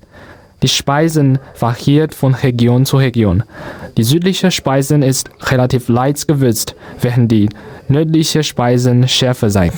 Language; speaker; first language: German; non-native, learner; Chinese